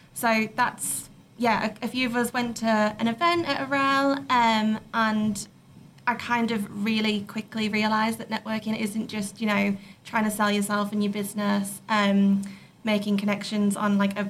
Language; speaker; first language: English; native; English